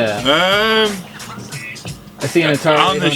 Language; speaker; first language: English; native; English